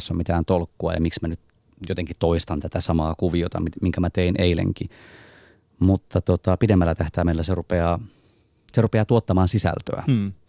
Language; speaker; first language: Finnish; native; Finnish